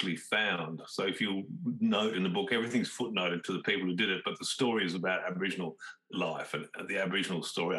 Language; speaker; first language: English; native; English